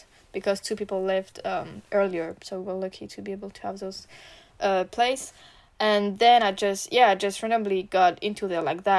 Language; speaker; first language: English; non-native, learner; French